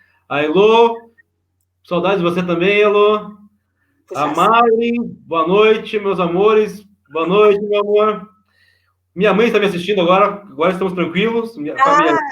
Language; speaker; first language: Portuguese; native; Portuguese